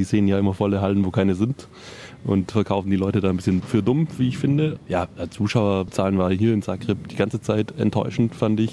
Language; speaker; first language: German; native; German